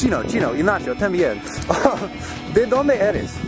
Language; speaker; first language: Spanish; non-native, learner; English